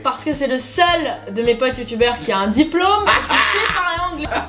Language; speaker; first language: French; early bilingual, heritage; French